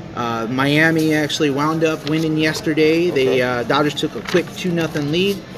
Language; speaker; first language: English; early bilingual, other home language; Italian